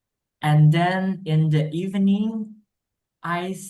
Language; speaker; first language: English; non-native, learner; Indonesian